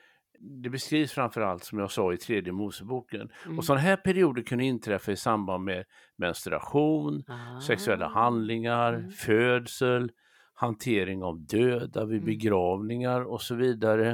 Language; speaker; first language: Swedish; native; Swedish